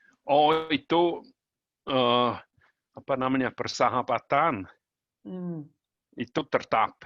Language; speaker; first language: Indonesian; non-native, learner; German